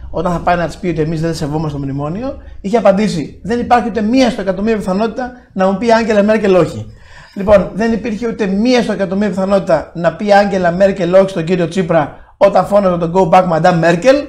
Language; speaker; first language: Greek; native; Greek